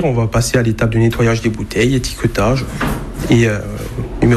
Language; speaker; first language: French; native; French